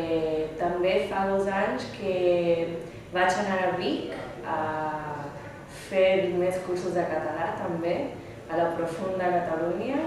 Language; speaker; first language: Catalan; non-native, fluent; Spanish